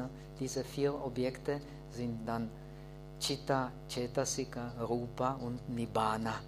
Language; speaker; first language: German; non-native, fluent; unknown